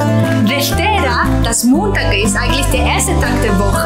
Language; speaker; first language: German; non-native, fluent; Greek